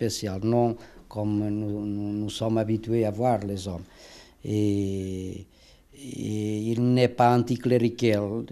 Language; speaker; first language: French; non-native, fluent; Portuguese